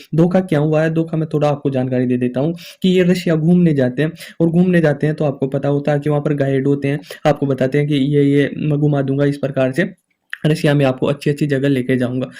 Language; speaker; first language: Hindi; native; Hindi